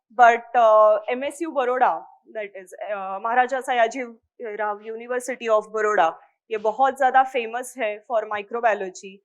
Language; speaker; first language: Hindi; non-native, local second language; Marathi